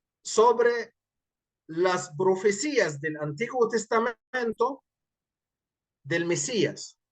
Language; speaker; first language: Spanish; non-native, fluent; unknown